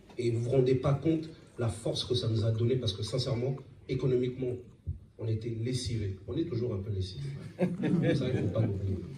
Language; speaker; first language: French; native; French